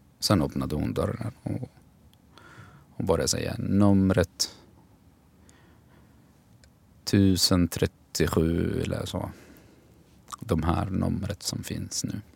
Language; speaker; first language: Swedish; non-native, fluent; Arabic